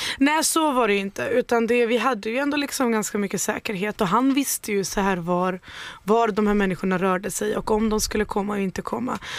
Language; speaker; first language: Swedish; early bilingual, other home language; Spanish